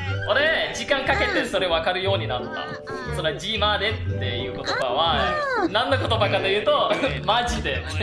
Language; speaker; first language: Japanese; non-native, fluent; Malay